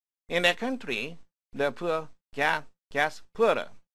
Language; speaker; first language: English; non-native, fluent; Korean